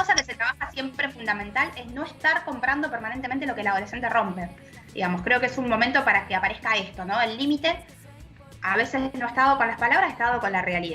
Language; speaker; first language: Spanish; native; Spanish